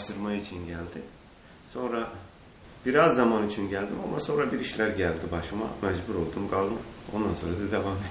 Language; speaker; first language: Turkish; non-native, learner; Azerbaijani